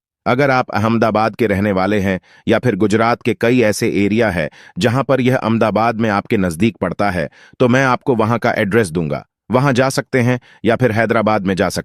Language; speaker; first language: Hindi; native; Hindi